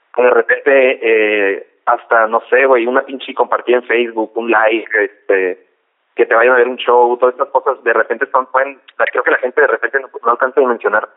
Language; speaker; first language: Spanish; native; Spanish